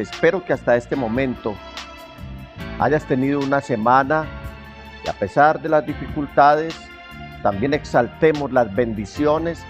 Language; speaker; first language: Spanish; native; Spanish